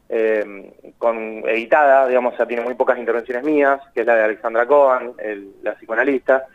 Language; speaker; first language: Spanish; native; Spanish